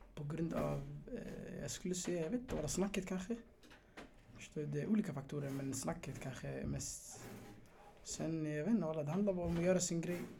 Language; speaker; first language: Swedish; early bilingual, other home language; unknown